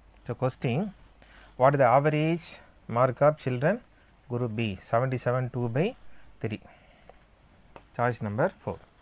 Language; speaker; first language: English; non-native, local second language; Tamil